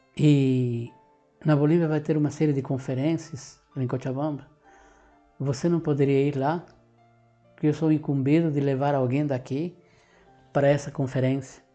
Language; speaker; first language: Portuguese; non-native, fluent; Spanish